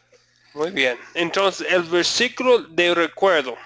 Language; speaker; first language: Spanish; non-native, fluent; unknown